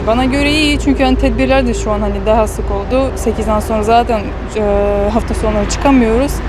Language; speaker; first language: Turkish; non-native, fluent; Russian